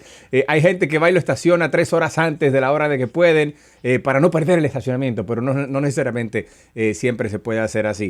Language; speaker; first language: Spanish; native; Spanish